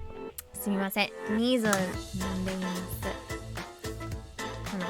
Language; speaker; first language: Japanese; non-native, learner; English